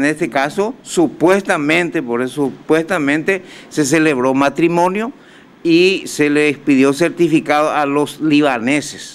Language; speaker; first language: Spanish; native; Spanish